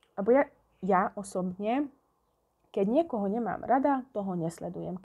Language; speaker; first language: Slovak; non-native, local second language; Hungarian